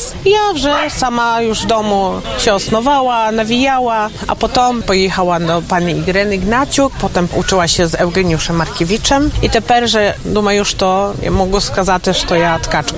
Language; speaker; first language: Polish; non-native, local second language; Ukrainian